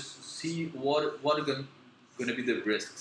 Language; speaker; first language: English; non-native, fluent; Portuguese